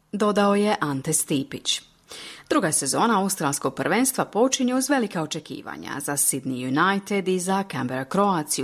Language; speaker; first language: Croatian; native; Croatian